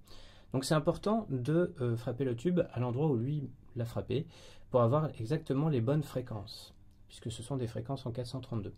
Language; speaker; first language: French; native; French